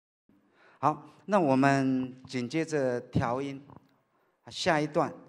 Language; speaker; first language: Chinese; native; Chinese